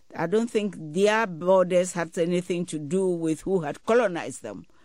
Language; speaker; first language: English; non-native, local second language; Ewe